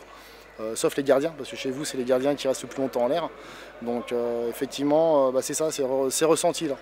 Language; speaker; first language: French; native; French